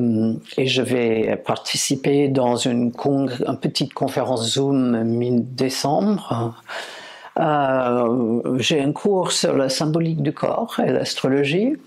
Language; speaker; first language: French; non-native, fluent; English